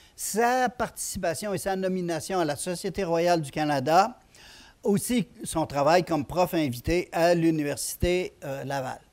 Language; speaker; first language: French; native; French